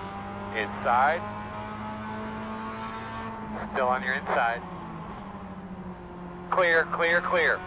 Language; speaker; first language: English; native; English